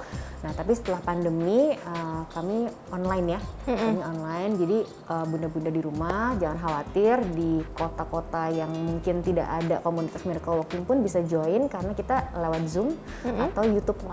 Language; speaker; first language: Indonesian; native; Indonesian